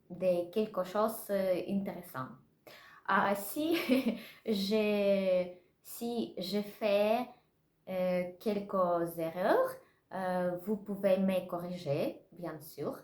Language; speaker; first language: French; non-native, learner; Russian